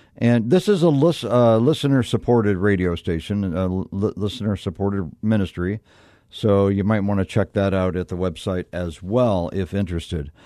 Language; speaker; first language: English; native; English